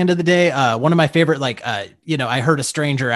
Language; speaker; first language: English; native; English